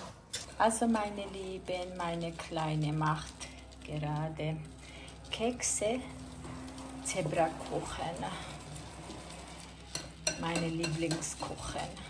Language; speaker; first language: German; early bilingual, other home language; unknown